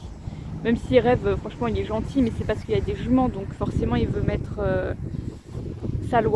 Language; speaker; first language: French; native; French